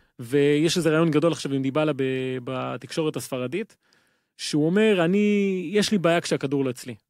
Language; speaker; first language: Hebrew; native; Hebrew